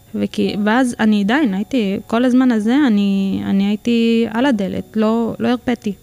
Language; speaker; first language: Hebrew; non-native, fluent; Filipino